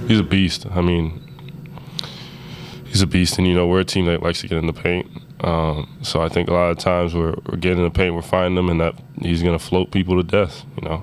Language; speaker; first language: English; native; English